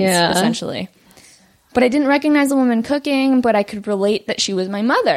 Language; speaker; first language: English; early bilingual, other home language; Vietnamese